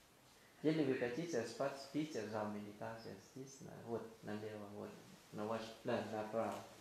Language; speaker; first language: Russian; non-native, learner; Thai